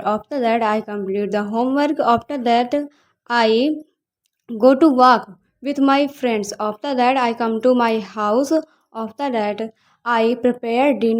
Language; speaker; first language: English; non-native, learner; Hindi